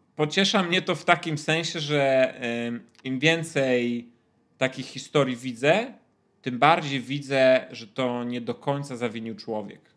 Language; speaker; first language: Polish; native; Polish